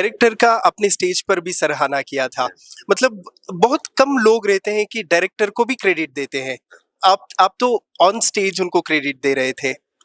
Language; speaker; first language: Hindi; non-native, local second language; Kannada